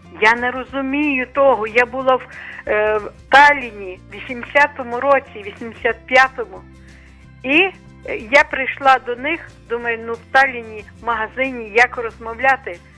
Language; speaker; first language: Ukrainian; native; Ukrainian